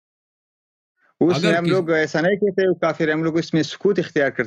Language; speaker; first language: Urdu; non-native, fluent; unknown